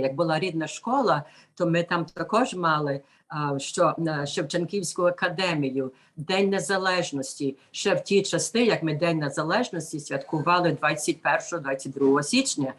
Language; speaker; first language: Ukrainian; early bilingual, heritage; Ukrainian